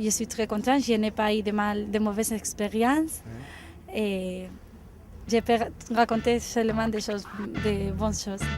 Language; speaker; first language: French; non-native, learner; Spanish